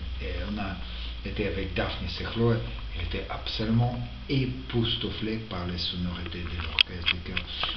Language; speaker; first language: French; non-native, fluent; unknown